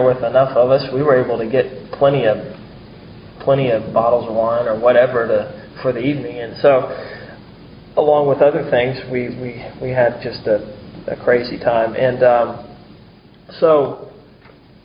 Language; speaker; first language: English; native; English